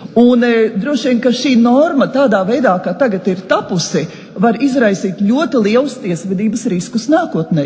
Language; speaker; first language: Latvian; native; Latvian